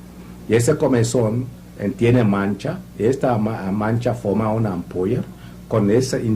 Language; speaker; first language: Spanish; non-native, learner; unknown